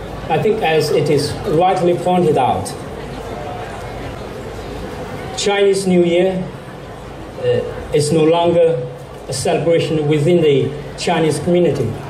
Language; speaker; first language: English; non-native, fluent; Chinese